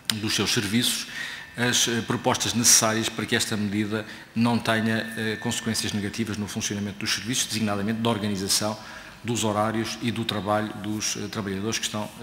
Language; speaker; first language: Portuguese; native; Portuguese